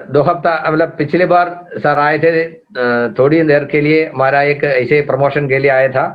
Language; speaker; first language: Hindi; non-native, local second language; Malayalam